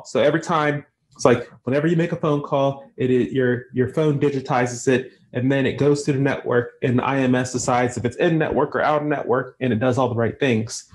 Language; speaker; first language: English; native; English